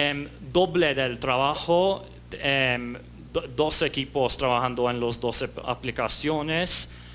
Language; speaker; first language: Spanish; non-native, fluent; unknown